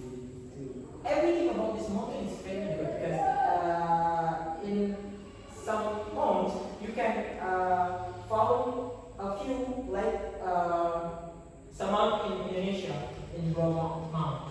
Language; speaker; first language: English; non-native, learner; Indonesian